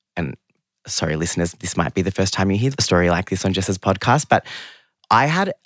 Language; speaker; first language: English; early bilingual, other home language; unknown